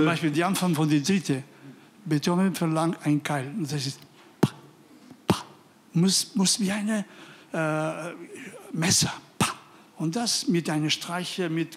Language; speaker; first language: German; non-native, fluent; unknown